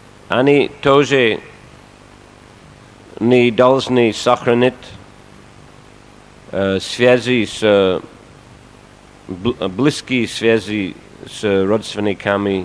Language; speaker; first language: Russian; non-native, fluent; English